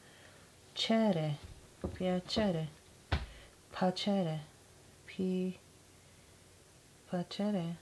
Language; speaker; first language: Italian; non-native, learner; English